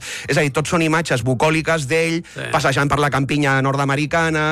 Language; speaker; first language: Catalan; native; Catalan